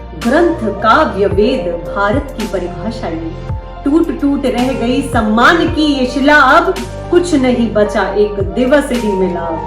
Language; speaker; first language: Hindi; native; Hindi